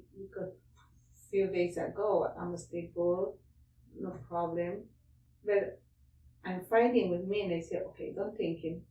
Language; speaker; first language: English; non-native, learner; Spanish